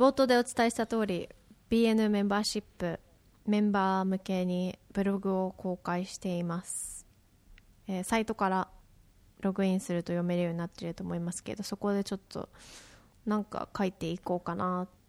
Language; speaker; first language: Japanese; early bilingual, heritage; Japanese